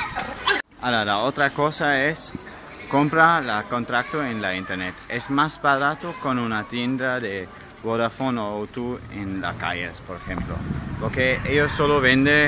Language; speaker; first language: Spanish; non-native, learner; German